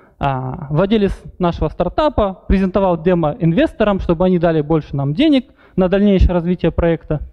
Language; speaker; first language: Russian; native; Russian